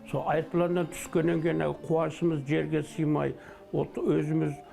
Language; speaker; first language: Kazakh; early bilingual, heritage; Kazakh